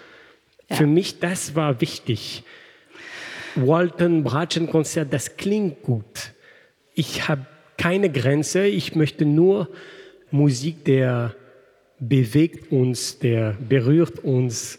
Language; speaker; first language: German; non-native, fluent; French